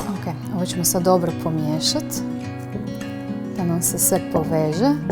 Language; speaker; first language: Croatian; native; Croatian